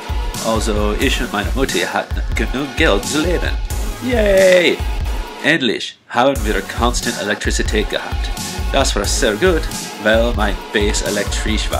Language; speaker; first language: German; non-native, learner; English